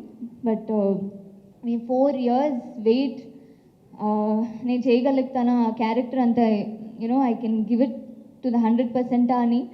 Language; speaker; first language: Telugu; non-native, local second language; Tamil